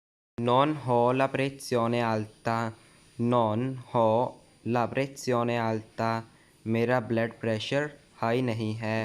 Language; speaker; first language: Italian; non-native, fluent; Urdu